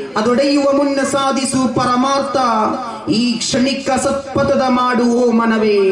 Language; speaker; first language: Kannada; non-native, local second language; Malayalam